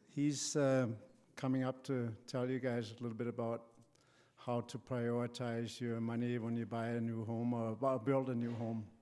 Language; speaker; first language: English; non-native, fluent; Danish